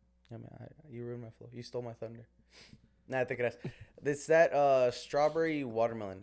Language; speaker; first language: English; early bilingual, other home language; Spanish